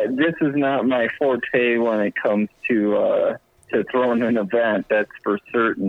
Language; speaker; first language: English; native; English